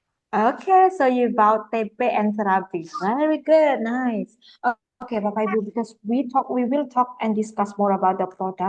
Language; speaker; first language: English; non-native, fluent; Indonesian